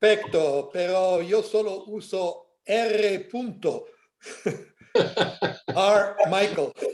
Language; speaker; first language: Spanish; non-native, fluent; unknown